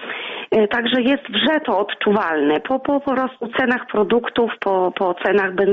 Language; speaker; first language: Polish; non-native, local second language; Belarusian